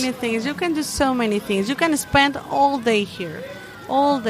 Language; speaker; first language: English; non-native, learner; Spanish